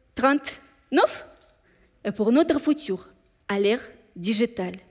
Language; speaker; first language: French; non-native, fluent; Russian